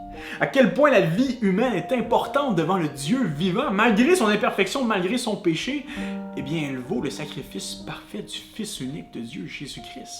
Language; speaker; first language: French; native; French